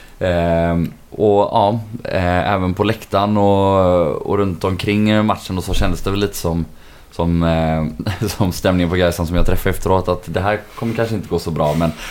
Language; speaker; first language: Swedish; native; Swedish